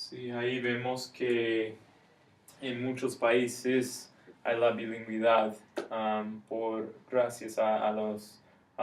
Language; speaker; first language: Spanish; non-native, fluent; English